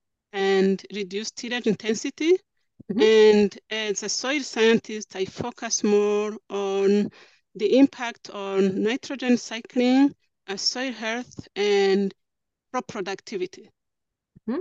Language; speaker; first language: English; non-native, local second language; Kinyarwanda